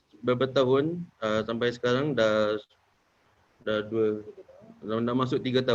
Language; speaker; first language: Malay; native; Malay